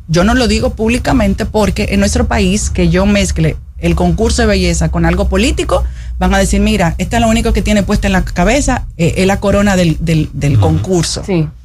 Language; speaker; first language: Spanish; native; Spanish